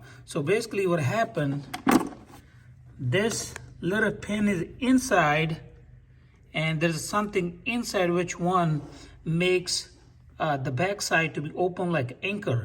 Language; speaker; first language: English; non-native, fluent; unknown